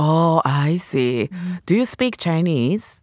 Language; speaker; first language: English; non-native, learner; Japanese